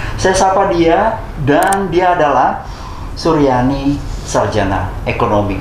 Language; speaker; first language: Indonesian; native; Indonesian